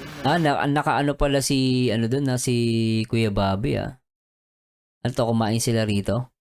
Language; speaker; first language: Filipino; native; Filipino